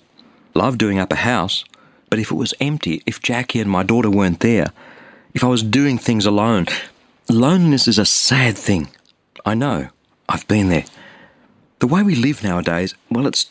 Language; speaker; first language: English; native; English